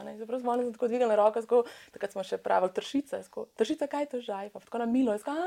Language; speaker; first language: Slovenian; early bilingual, other home language; Bosnian